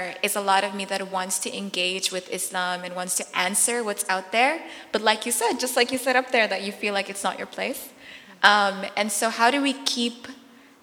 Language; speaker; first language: English; early bilingual, other home language; Arabic